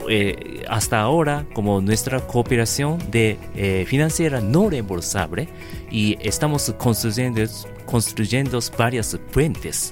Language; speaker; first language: Spanish; non-native, learner; Japanese